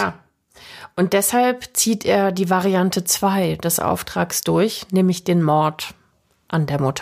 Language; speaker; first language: German; native; German